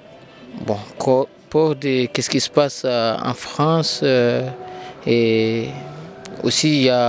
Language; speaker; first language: French; non-native, learner; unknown